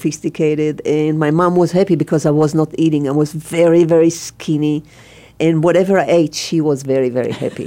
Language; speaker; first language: English; non-native, learner; Hebrew